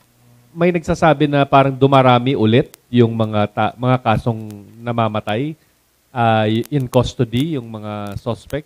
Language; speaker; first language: Filipino; native; Filipino